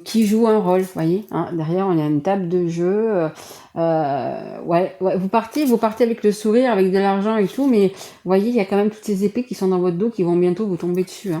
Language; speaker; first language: French; native; French